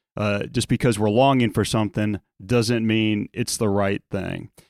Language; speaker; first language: English; native; English